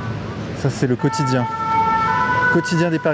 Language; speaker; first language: French; native; French